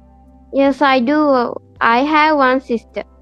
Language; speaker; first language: English; non-native, learner; Sinhala